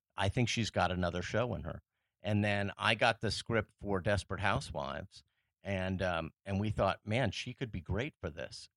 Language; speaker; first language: English; early bilingual, other home language; French